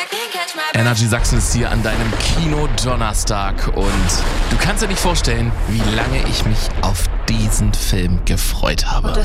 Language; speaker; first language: German; native; German